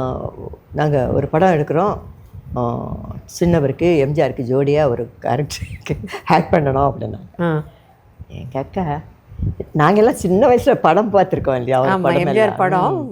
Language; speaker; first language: Tamil; non-native, local second language; Telugu